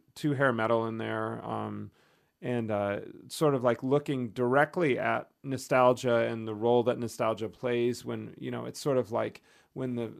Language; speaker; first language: English; native; English